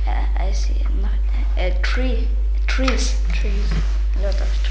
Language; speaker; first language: English; non-native, learner; German